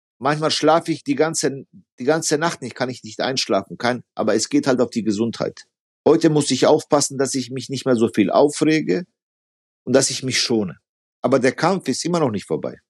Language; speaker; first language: German; early bilingual, other home language; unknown